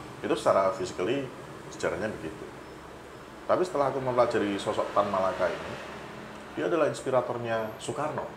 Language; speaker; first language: Indonesian; native; Indonesian